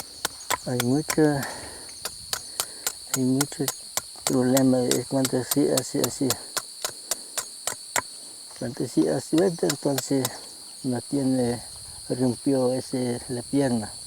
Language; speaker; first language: Spanish; non-native, local second language; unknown